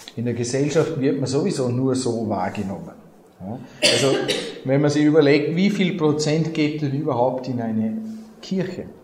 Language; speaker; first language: German; native; German